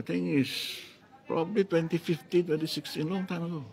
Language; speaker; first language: English; non-native, local second language; Malay